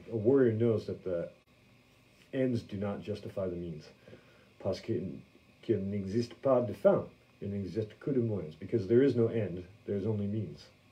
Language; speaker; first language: English; native; English